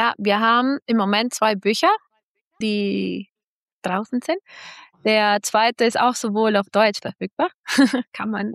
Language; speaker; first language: German; non-native, fluent; Spanish